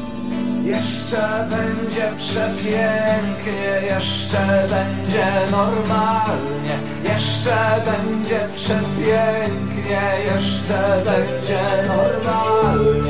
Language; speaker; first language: Polish; native; Polish